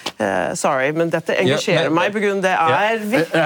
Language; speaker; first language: Norwegian; non-native, fluent; English